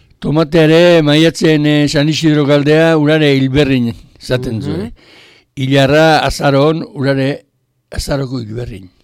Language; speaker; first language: Basque; native; Basque